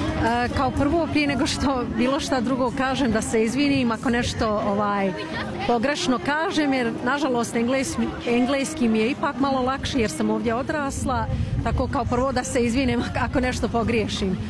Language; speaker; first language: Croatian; early bilingual, other home language; Bosnian